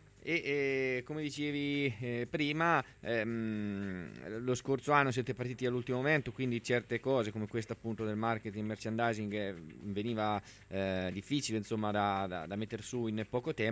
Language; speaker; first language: Italian; native; Italian